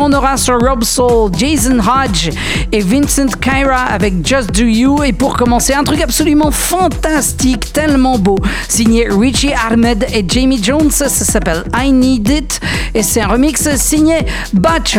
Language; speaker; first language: French; native; French